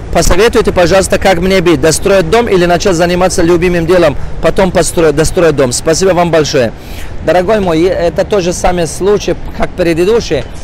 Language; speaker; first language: Russian; non-native, local second language; Tajik